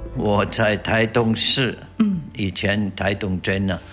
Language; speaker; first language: Chinese; non-native, fluent; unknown